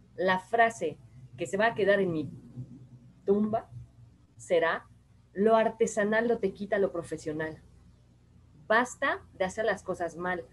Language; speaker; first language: Spanish; non-native, fluent; French